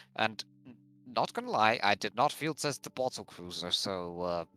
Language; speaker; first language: English; non-native, fluent; Latvian